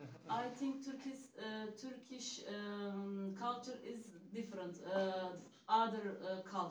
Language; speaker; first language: English; non-native, learner; Turkish